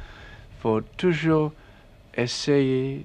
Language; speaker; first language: French; non-native, learner; English